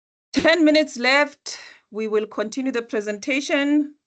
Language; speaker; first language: English; non-native, local second language; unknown